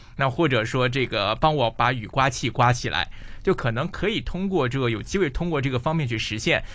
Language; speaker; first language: Chinese; native; Chinese